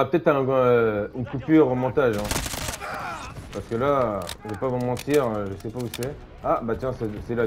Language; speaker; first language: French; native; French